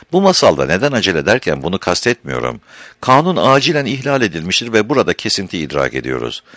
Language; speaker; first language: Turkish; native; Turkish